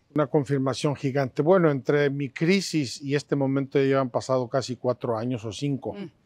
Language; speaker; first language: Spanish; native; Spanish